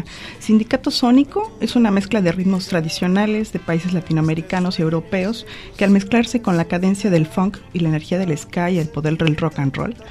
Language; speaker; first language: Spanish; native; Spanish